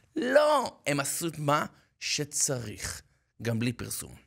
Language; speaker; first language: Hebrew; native; Hebrew